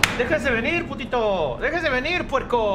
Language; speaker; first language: Spanish; native; Spanish